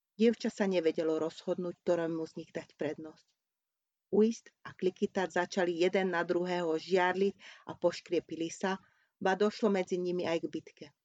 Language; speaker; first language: Slovak; non-native, local second language; Hungarian